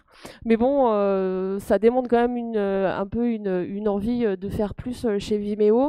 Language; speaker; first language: French; native; French